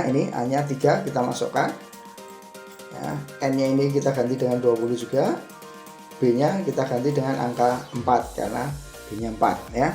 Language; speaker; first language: Indonesian; native; Indonesian